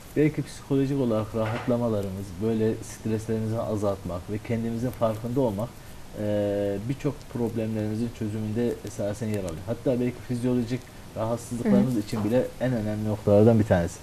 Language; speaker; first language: Turkish; native; Turkish